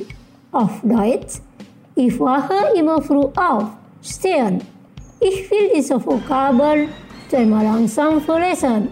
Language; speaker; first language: German; non-native, fluent; Indonesian